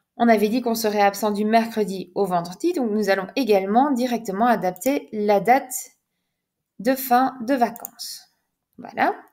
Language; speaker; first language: French; native; French